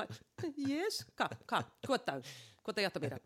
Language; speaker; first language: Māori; non-native, local second language; English